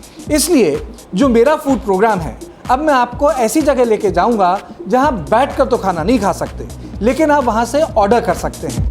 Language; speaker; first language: Hindi; native; Hindi